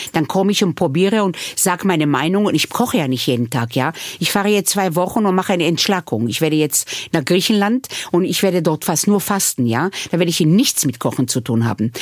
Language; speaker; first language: German; early bilingual, other home language; Hebrew